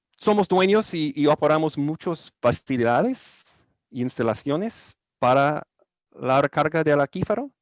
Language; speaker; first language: Spanish; non-native, learner; English